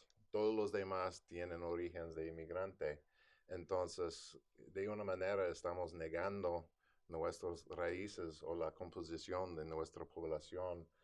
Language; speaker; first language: Spanish; non-native, fluent; English